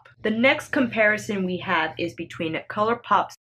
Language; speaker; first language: English; native; English